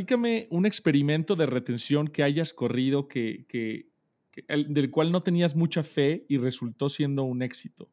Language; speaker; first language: Spanish; native; Spanish